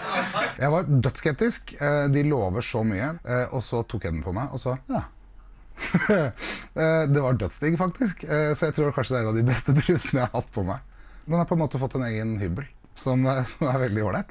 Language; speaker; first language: Norwegian; native; Norwegian